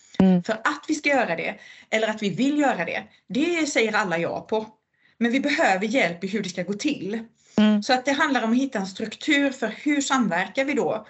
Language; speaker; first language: Swedish; native; Swedish